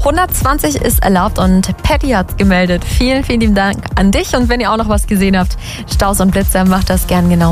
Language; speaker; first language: German; native; German